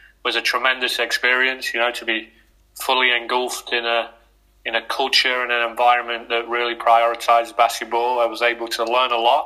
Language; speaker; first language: English; native; English